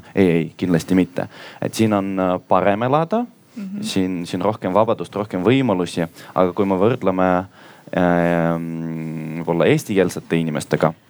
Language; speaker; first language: Estonian; non-native, local second language; Russian